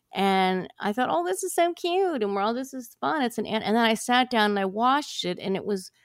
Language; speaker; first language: English; native; English